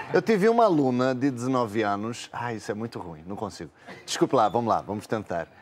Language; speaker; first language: Portuguese; native; Portuguese